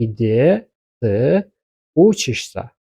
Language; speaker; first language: Russian; non-native, fluent; Azerbaijani